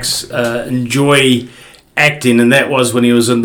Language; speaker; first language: English; native; English